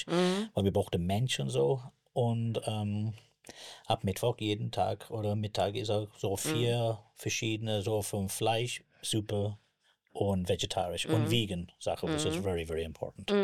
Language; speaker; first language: German; non-native, learner; English